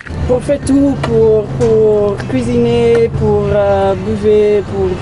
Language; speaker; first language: French; non-native, learner; Dutch